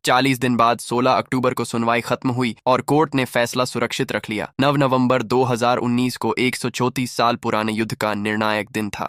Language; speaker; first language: Hindi; native; Hindi